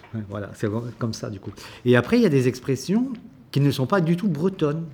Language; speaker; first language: French; native; French